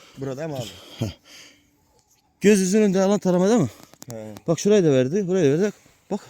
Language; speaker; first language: Turkish; native; Turkish